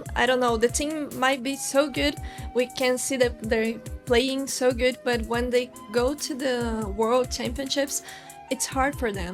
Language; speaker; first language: English; non-native, fluent; Portuguese